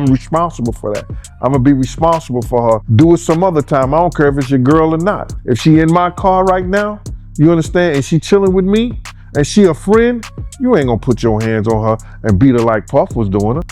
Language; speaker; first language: English; native; English